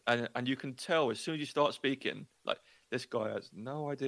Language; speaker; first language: English; native; English